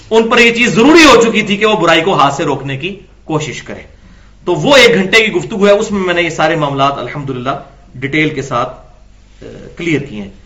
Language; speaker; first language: Urdu; non-native, local second language; Punjabi